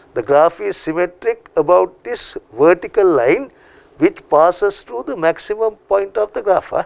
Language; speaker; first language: English; non-native, local second language; Sinhala